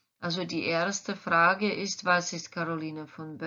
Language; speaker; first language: German; non-native, fluent; Croatian